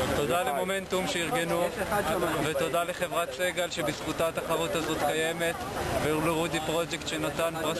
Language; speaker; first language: Hebrew; native; Hebrew